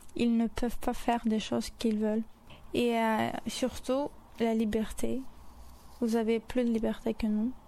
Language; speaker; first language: French; non-native, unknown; Azerbaijani